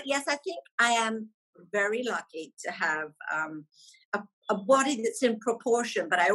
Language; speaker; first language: English; native; English